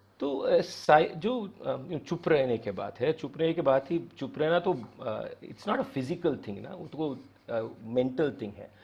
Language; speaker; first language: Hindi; non-native, local second language; Tamil